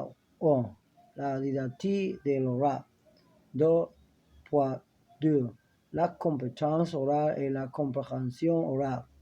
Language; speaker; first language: French; non-native, learner; Spanish